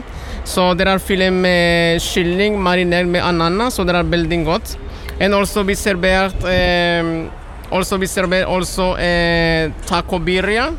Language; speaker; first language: Norwegian; non-native, learner; Spanish